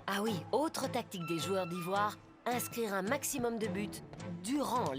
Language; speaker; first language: French; native; French